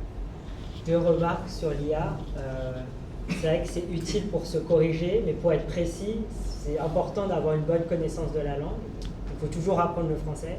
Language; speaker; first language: French; native; French